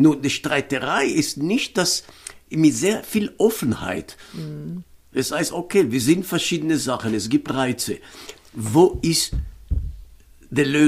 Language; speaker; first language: German; non-native, fluent; Hebrew